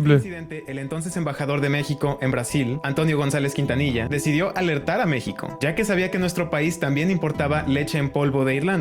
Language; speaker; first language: Spanish; native; Spanish